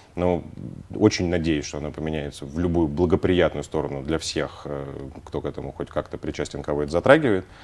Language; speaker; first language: Russian; native; Russian